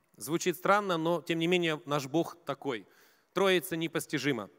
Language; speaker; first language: Russian; native; Russian